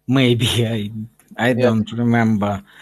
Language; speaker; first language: English; non-native, learner; Russian